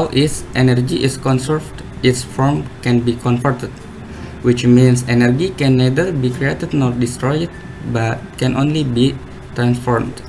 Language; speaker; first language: English; non-native, learner; Indonesian